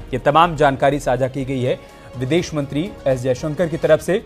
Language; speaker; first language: Hindi; native; Hindi